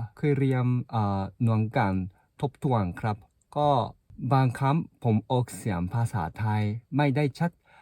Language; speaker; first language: Thai; non-native, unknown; Japanese